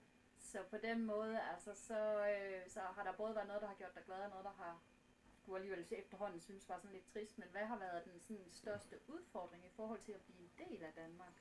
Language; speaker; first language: Danish; native; Danish